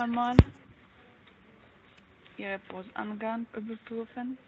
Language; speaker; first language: German; non-native, learner; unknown